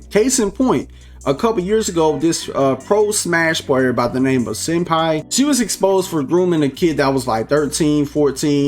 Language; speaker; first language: English; native; English